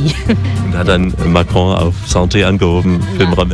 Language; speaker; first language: German; native; German